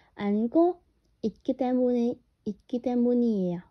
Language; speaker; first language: Korean; non-native, learner; Vietnamese